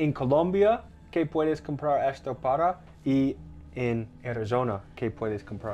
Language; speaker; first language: Spanish; non-native, learner; English